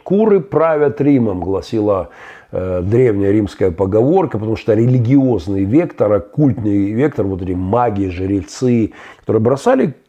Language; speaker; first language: Russian; native; Russian